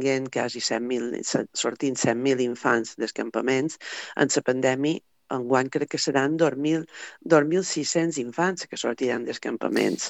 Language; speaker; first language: Catalan; native; Catalan